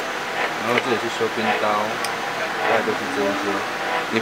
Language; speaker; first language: Chinese; native; Chinese